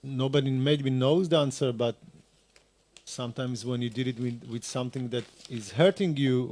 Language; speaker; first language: English; non-native, fluent; Hebrew